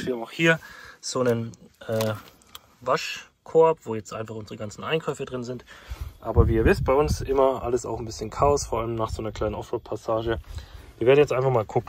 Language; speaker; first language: German; native; German